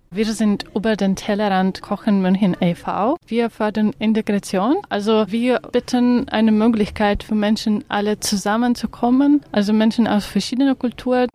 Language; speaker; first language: German; non-native, learner; Russian